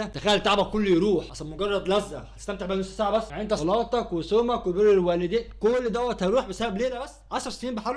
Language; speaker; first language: Arabic; native; Arabic